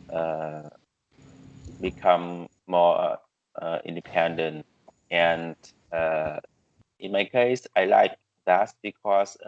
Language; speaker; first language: English; non-native, learner; Vietnamese